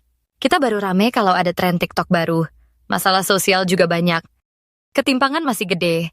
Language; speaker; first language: Indonesian; native; Indonesian